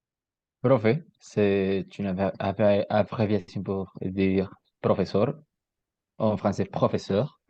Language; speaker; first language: French; non-native, learner; Spanish